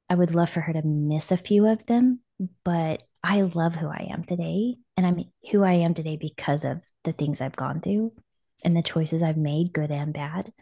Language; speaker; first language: English; native; English